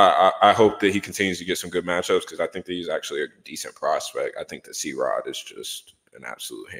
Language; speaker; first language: English; native; English